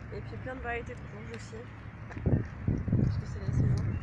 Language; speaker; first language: French; native; French